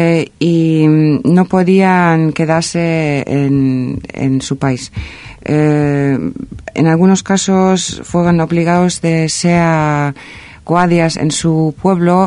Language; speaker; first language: Spanish; non-native, fluent; German